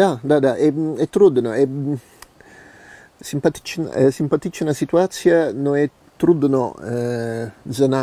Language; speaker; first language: Bulgarian; non-native, learner; Italian